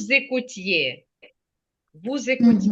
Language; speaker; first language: French; non-native, fluent; Ukrainian